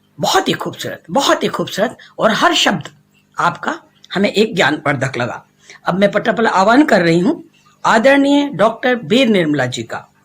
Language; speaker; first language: Hindi; native; Hindi